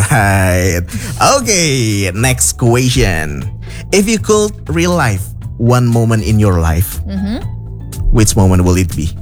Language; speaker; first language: English; non-native, learner; Indonesian